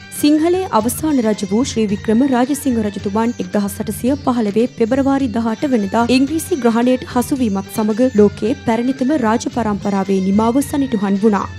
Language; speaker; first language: Sinhala; native; Sinhala